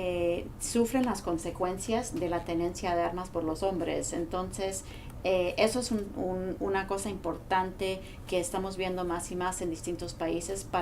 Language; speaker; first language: Spanish; non-native, fluent; English